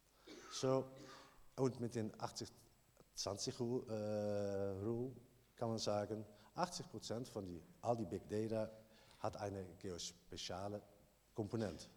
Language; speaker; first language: German; non-native, learner; Dutch